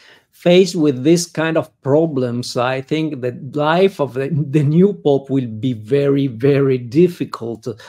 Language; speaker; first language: English; non-native, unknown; Italian